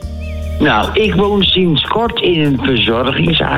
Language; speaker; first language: Dutch; native; Dutch